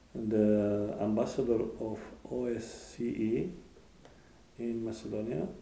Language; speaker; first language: English; non-native, fluent; Macedonian